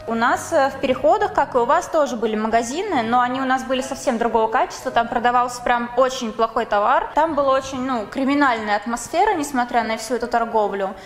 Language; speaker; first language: Russian; native; Russian